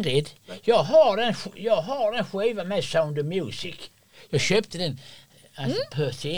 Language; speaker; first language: Swedish; native; Swedish